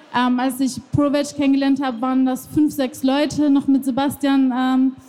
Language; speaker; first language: German; non-native, fluent; Persian